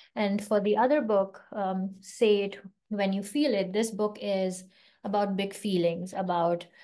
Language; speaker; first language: English; non-native, local second language; Hindi